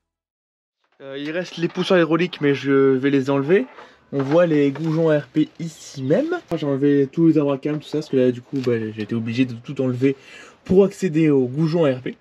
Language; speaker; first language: French; native; French